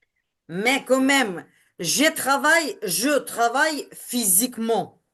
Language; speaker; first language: French; non-native, learner; Ukrainian